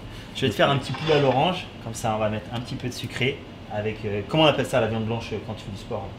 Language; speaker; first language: French; native; French